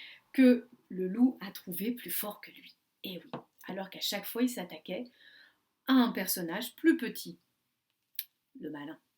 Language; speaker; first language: French; native; French